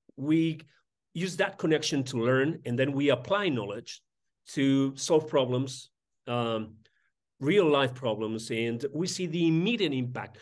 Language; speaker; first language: English; non-native, fluent; Spanish